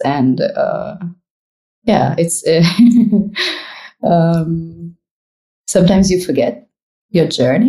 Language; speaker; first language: English; non-native, local second language; Marathi